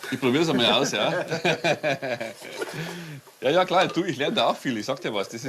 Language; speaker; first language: German; native; German